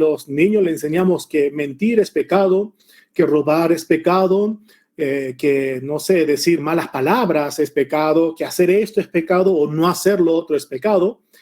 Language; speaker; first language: Spanish; early bilingual, other home language; Korean